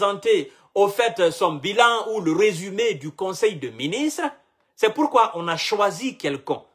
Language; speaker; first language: French; non-native, local second language; Mandingo